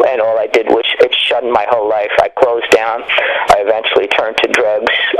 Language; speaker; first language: English; early bilingual, other home language; Greek